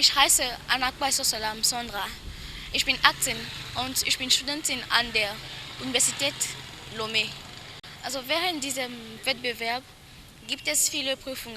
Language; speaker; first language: German; non-native, learner; French